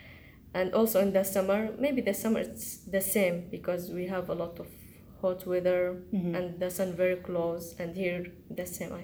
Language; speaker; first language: English; non-native, learner; Arabic